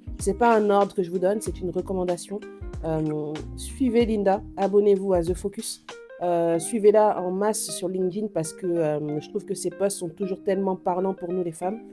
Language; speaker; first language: French; native; French